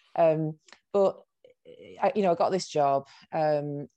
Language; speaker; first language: English; native; English